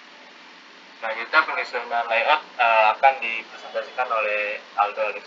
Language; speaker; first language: Indonesian; native; Indonesian